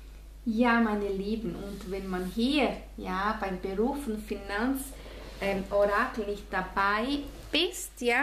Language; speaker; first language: German; non-native, fluent; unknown